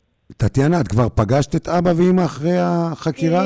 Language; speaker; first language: Hebrew; native; Hebrew